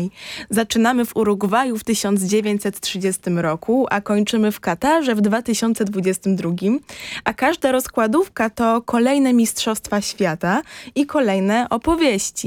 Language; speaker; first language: Polish; native; Polish